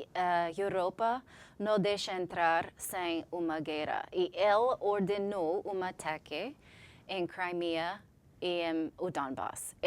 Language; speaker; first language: Portuguese; non-native, learner; English